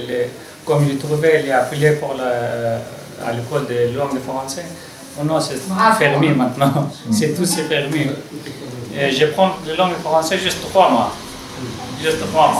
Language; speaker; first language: French; non-native, learner; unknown